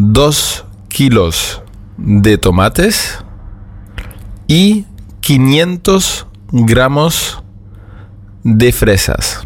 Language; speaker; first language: Spanish; non-native, fluent; German